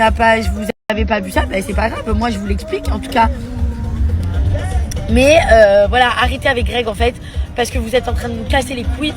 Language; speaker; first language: French; native; French